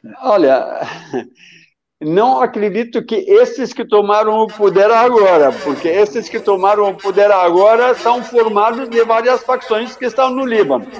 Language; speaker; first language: Portuguese; non-native, fluent; Arabic